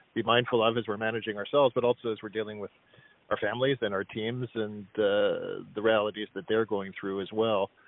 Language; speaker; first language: English; native; English